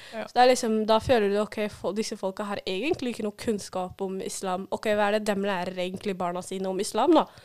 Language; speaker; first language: Norwegian; early bilingual, other home language; Somali